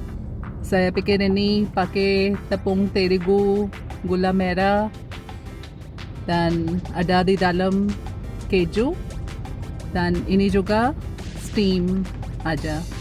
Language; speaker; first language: Indonesian; non-native, learner; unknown